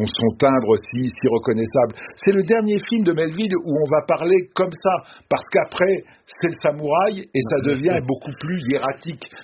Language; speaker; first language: French; native; French